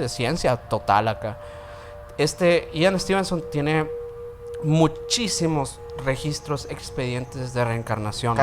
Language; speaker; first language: Spanish; native; Spanish